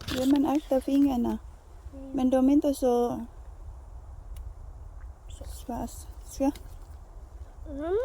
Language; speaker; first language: Swedish; non-native, learner; Thai